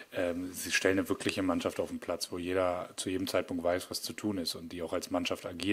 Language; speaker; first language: German; native; German